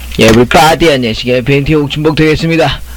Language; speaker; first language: Korean; native; Korean